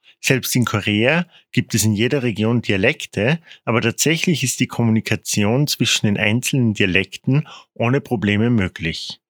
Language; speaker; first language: German; non-native, fluent; Korean